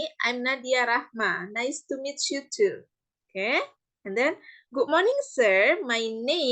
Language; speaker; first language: English; non-native, fluent; Indonesian